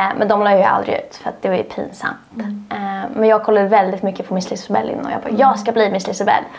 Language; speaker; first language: Swedish; early bilingual, other home language; Russian